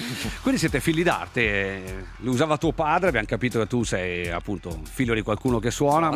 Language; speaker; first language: Italian; native; Italian